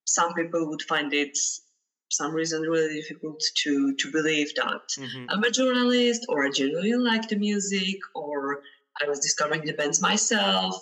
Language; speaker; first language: English; non-native, fluent; Polish